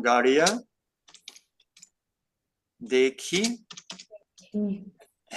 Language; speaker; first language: Hindi; non-native, fluent; Ukrainian